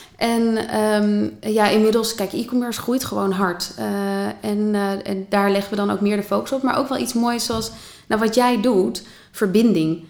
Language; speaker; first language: Dutch; native; Dutch